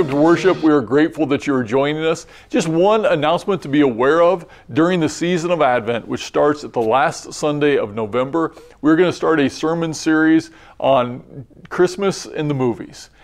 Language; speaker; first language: English; native; English